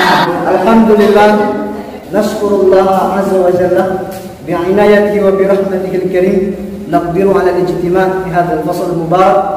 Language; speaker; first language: Arabic; non-native, fluent; Indonesian